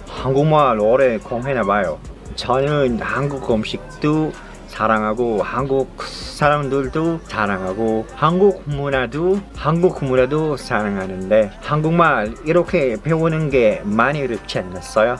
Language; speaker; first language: Korean; non-native, fluent; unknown